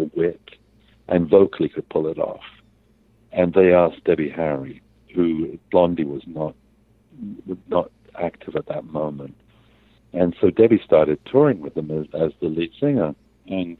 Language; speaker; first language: English; native; English